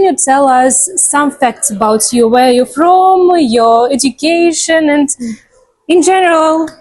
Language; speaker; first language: English; non-native, fluent; Russian